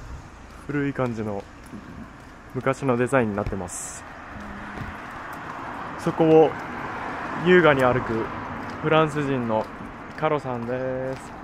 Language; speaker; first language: Japanese; native; Japanese